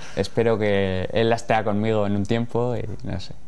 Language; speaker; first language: Spanish; native; Spanish